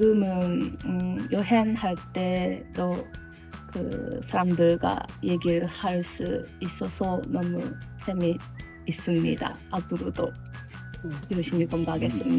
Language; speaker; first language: Korean; non-native, learner; Japanese